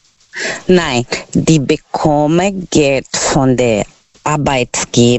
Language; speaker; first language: German; non-native, learner; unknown